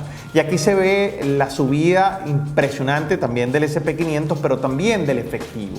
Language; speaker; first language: Spanish; native; Spanish